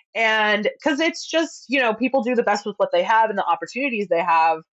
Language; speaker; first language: English; early bilingual, other home language; Spanish